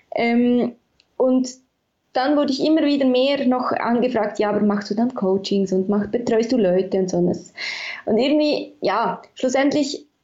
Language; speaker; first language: German; native; German